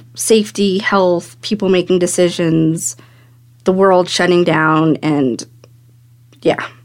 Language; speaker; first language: English; native; English